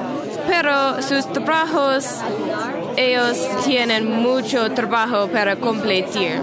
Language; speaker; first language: Spanish; non-native, learner; English